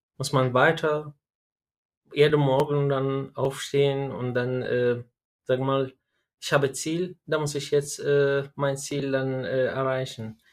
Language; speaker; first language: German; non-native, learner; Arabic